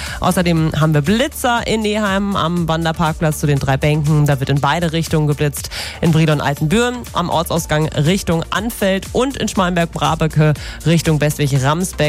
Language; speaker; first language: German; native; German